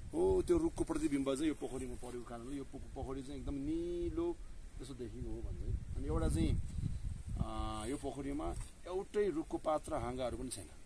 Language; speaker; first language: Nepali; non-native, local second language; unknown